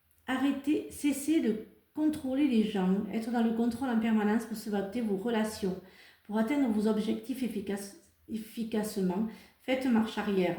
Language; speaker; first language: French; native; French